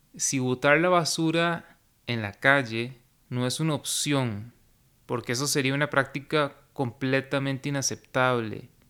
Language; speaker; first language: Spanish; native; Spanish